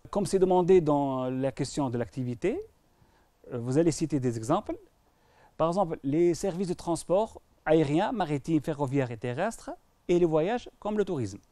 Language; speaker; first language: French; non-native, local second language; Arabic